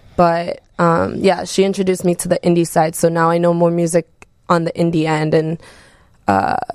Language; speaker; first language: English; early bilingual, other home language; Spanish